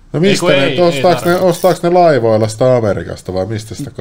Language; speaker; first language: Finnish; native; Finnish